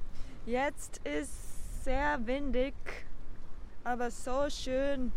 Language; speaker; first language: German; non-native, learner; Japanese